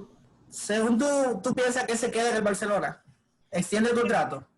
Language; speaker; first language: Spanish; native; Spanish